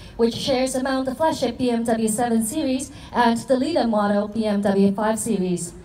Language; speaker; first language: English; non-native, local second language; Cantonese